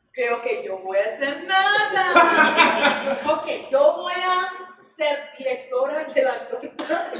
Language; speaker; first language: Spanish; non-native, fluent; English